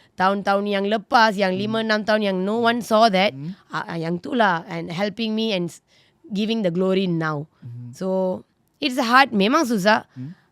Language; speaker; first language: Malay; non-native, local second language; Tamil